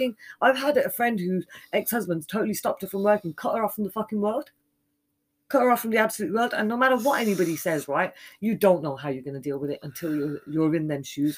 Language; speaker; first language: English; native; English